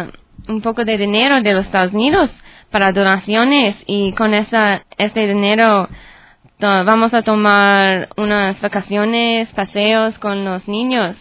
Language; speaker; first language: Spanish; non-native, learner; English